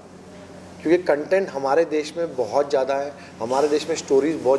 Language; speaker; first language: Hindi; native; Hindi